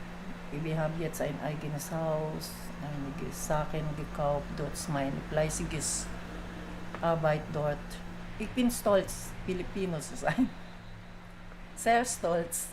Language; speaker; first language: German; non-native, fluent; Filipino